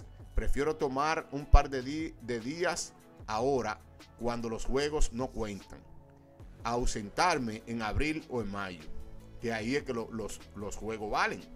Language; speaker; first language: Spanish; native; Spanish